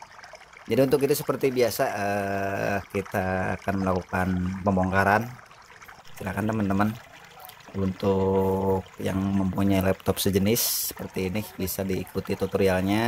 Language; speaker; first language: Indonesian; native; Indonesian